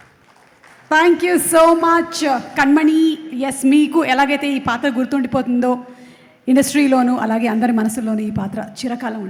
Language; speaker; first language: Telugu; native; Telugu